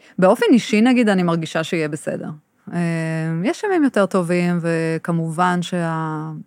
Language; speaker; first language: Hebrew; early bilingual, other home language; English